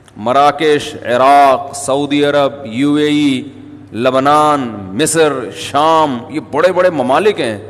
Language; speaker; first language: Urdu; native; Urdu